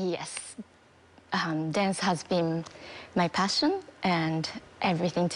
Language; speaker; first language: English; non-native, fluent; Japanese